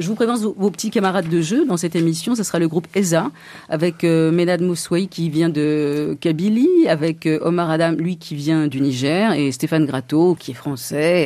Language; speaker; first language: French; native; French